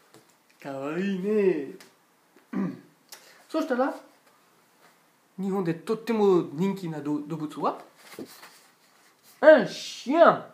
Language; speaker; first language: Japanese; non-native, fluent; French